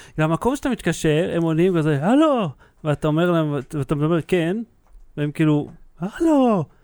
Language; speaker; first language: Hebrew; early bilingual, other home language; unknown